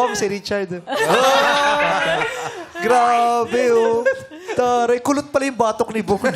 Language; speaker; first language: Filipino; native; Filipino